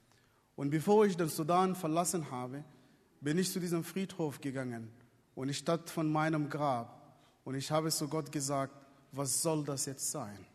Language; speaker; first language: German; non-native, fluent; Arabic